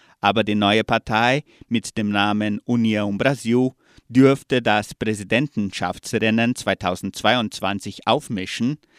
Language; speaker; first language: German; native; German